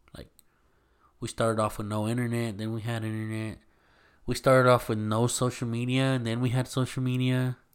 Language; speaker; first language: English; early bilingual, other home language; Spanish